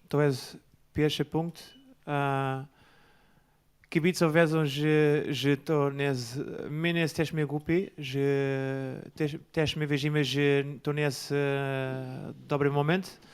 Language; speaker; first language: Polish; non-native, learner; Portuguese